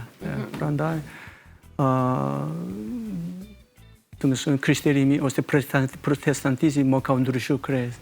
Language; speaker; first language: Albanian; non-native, fluent; Korean